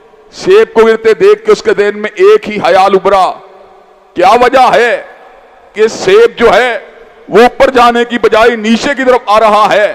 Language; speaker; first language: Urdu; native; Urdu